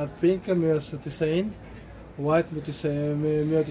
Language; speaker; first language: Arabic; non-native, learner; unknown